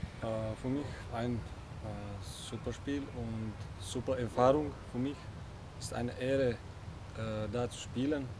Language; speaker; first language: German; non-native, learner; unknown